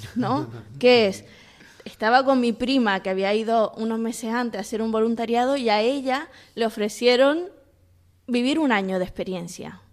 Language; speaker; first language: Spanish; native; Spanish